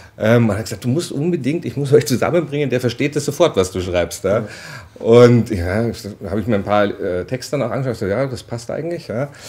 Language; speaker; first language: German; native; German